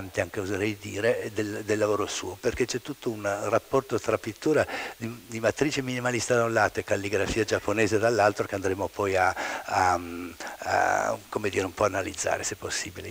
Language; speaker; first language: Italian; native; Italian